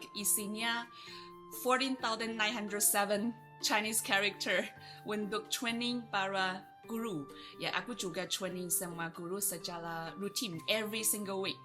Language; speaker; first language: Indonesian; non-native, fluent; Chinese